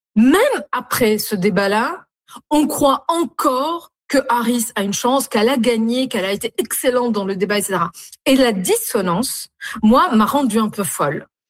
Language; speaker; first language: French; non-native, local second language; Arabic